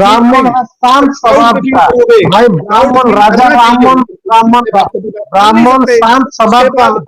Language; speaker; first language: Hindi; non-native, learner; Bangla